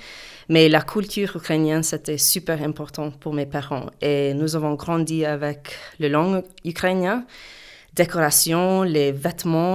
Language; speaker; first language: French; non-native, fluent; English